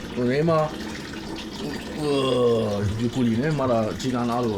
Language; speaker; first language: Japanese; non-native, learner; German